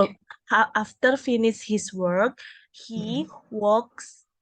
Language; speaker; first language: English; non-native, learner; Indonesian